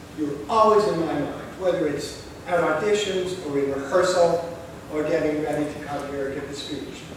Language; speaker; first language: English; native; English